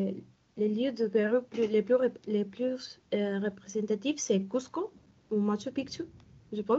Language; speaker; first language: French; non-native, learner; Spanish